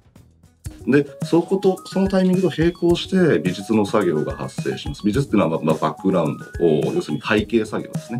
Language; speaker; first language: Japanese; native; Japanese